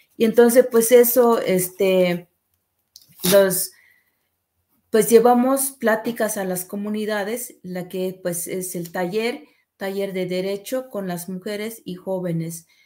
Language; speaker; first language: Spanish; non-native, local second language; Tzeltal